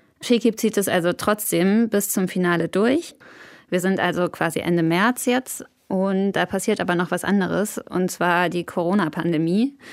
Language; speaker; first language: German; native; German